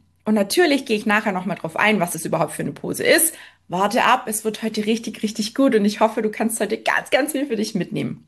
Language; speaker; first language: German; native; German